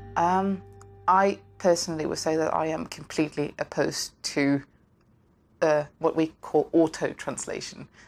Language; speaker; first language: English; non-native, fluent; Norwegian